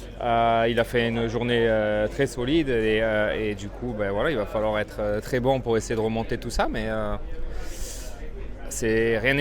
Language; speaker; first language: French; native; French